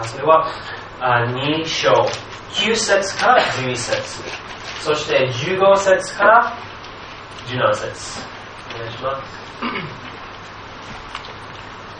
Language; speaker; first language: Japanese; non-native, fluent; English